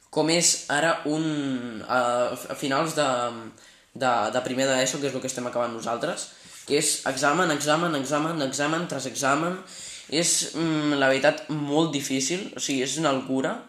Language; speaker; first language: Catalan; non-native, local second language; Spanish